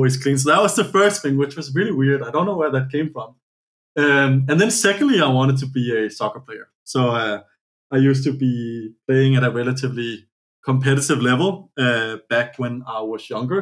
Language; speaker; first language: English; non-native, fluent; Danish